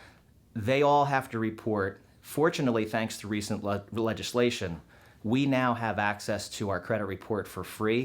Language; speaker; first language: English; native; English